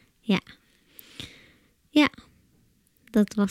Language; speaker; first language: Dutch; non-native, learner; Arabic